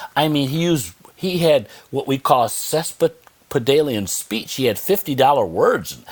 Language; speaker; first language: English; native; English